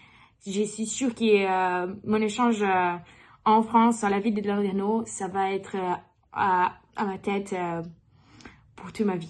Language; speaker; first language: French; non-native, learner; Portuguese